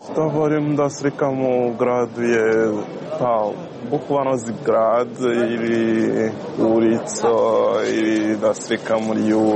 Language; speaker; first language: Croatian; non-native, learner; Rundi